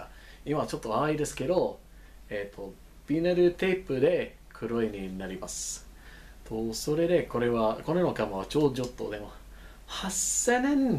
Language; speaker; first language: Japanese; non-native, learner; English